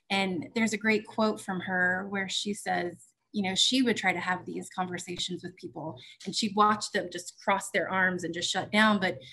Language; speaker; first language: English; native; English